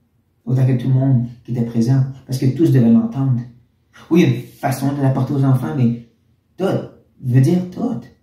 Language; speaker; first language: French; native; French